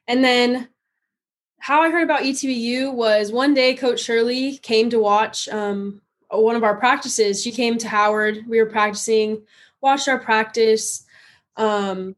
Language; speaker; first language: English; native; English